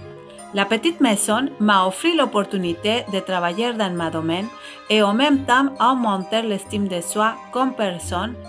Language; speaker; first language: French; non-native, fluent; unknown